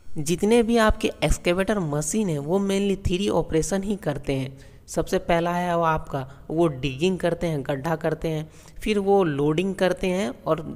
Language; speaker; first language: Hindi; native; Hindi